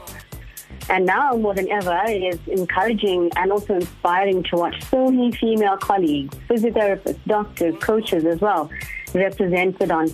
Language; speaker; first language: English; native; English